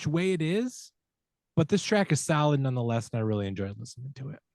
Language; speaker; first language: English; native; English